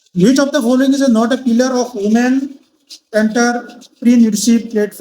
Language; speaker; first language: English; non-native, local second language; Gujarati